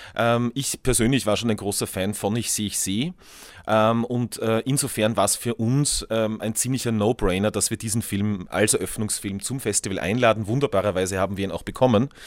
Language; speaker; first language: German; native; German